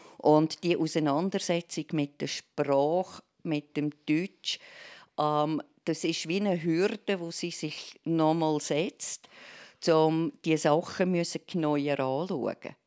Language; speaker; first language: German; native; German